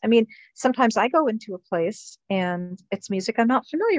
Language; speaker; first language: English; native; English